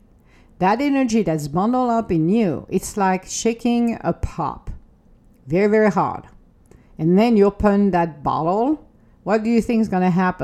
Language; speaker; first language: English; non-native, fluent; French